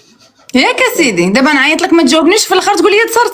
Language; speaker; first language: Arabic; native; Arabic